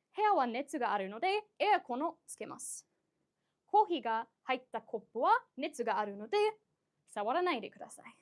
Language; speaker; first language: Japanese; non-native, fluent; English